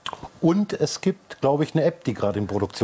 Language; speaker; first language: German; native; German